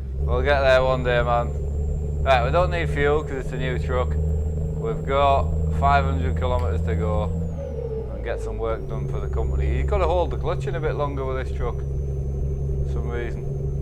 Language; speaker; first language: English; native; English